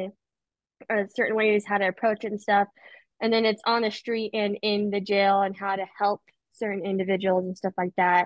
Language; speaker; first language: English; native; English